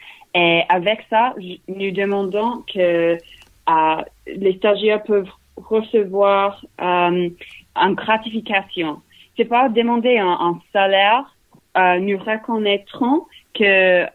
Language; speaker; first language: French; non-native, learner; English